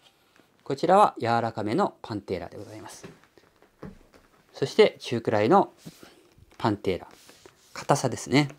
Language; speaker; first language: Japanese; native; Japanese